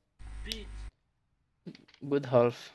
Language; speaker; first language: English; non-native, learner; Romanian